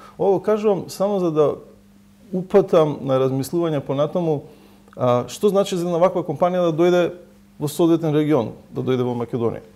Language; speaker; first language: Macedonian; native; Macedonian